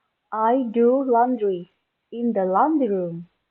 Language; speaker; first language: English; non-native, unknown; Thai